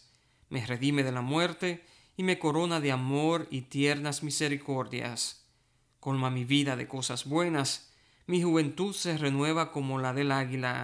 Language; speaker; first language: Spanish; native; Spanish